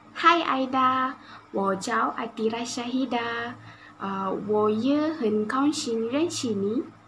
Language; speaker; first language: Chinese; non-native, learner; Malay